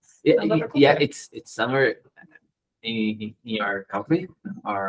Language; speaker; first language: English; non-native, learner; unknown